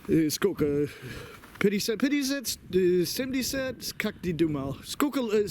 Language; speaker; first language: Russian; non-native, learner; English